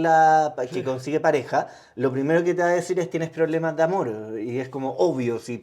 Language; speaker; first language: Spanish; native; Spanish